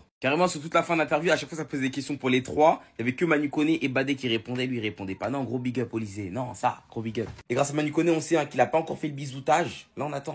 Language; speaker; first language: French; native; French